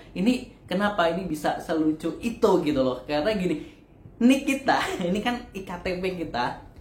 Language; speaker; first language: Indonesian; native; Indonesian